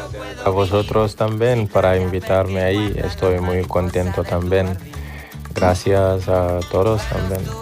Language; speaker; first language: Spanish; non-native, learner; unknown